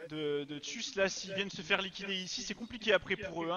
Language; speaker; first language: French; native; French